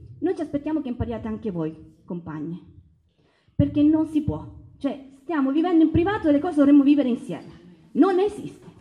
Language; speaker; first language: Italian; early bilingual, other home language; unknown